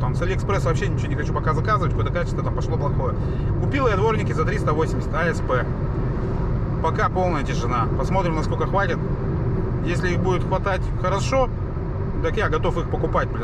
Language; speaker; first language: Russian; native; Russian